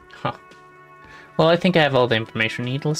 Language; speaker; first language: English; native; English